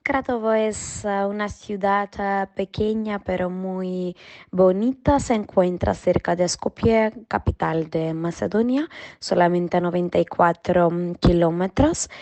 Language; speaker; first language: Spanish; non-native, fluent; Macedonian